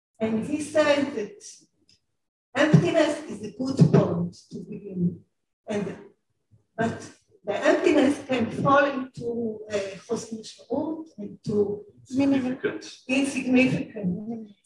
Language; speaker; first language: English; non-native, fluent; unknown